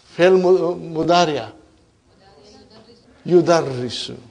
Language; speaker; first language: Arabic; non-native, fluent; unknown